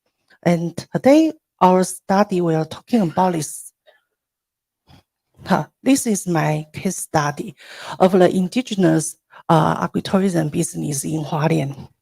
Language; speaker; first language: English; non-native, learner; Chinese